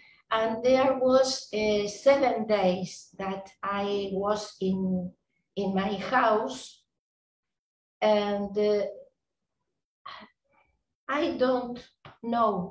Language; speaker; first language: English; non-native, learner; Spanish